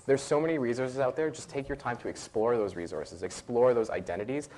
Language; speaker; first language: English; native; English